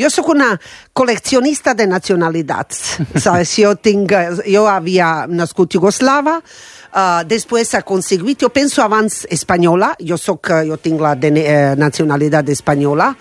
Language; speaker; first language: Catalan; non-native, fluent; Croatian